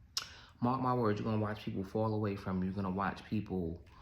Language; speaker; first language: English; native; English